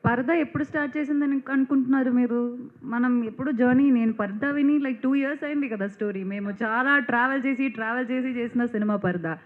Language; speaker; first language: Telugu; non-native, fluent; Malayalam